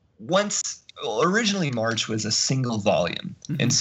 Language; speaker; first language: English; native; English